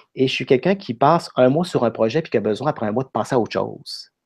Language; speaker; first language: French; native; French